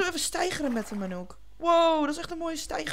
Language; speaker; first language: Dutch; native; Dutch